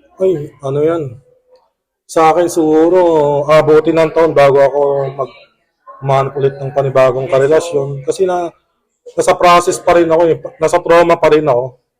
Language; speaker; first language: Filipino; native; Filipino